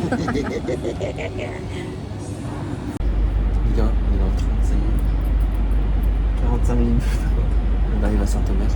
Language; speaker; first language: French; native; French